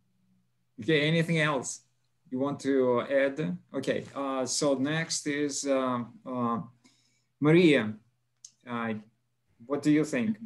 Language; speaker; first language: English; non-native, fluent; Russian